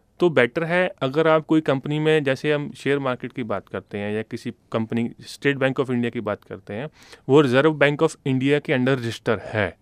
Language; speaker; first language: Hindi; non-native, local second language; Punjabi